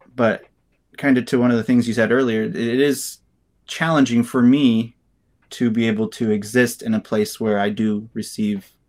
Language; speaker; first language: English; native; English